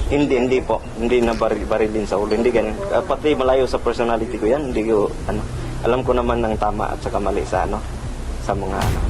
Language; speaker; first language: Filipino; non-native, local second language; Cebuano